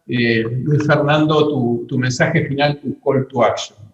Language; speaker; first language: Spanish; native; Spanish